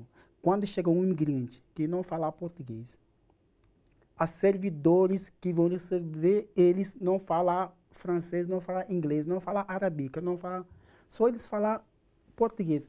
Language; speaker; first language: Portuguese; non-native, learner; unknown